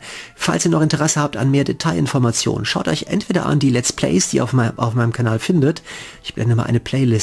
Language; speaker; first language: German; native; German